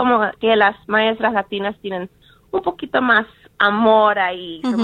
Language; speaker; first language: Spanish; early bilingual, heritage; Spanish